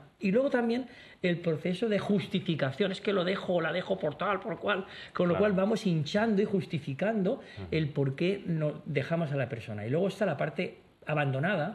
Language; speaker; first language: Spanish; native; Spanish